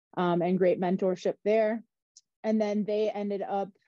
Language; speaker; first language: English; native; English